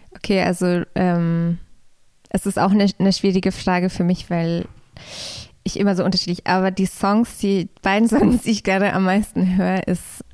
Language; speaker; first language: German; early bilingual, other home language; Polish